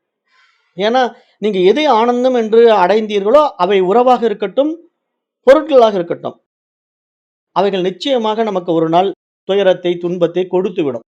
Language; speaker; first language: Tamil; native; Tamil